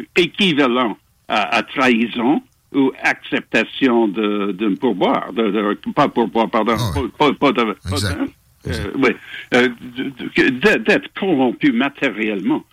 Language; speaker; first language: French; non-native, fluent; English